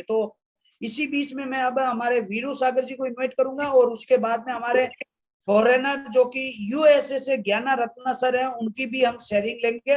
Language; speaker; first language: Hindi; native; Hindi